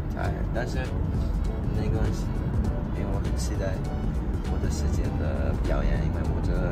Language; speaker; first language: Chinese; non-native, fluent; English